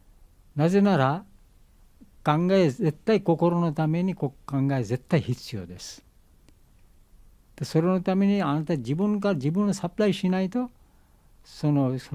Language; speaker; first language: Japanese; non-native, learner; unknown